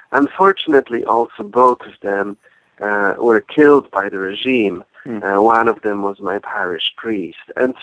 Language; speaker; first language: English; non-native, fluent; Polish